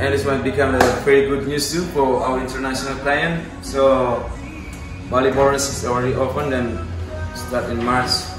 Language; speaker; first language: English; non-native, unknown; Indonesian